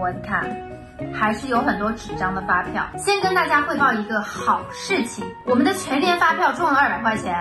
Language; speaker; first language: Chinese; native; Chinese